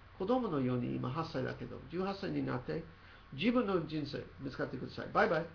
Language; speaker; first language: Japanese; non-native, learner; English